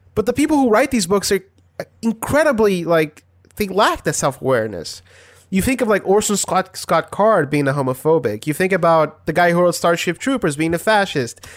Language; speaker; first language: English; non-native, fluent; Portuguese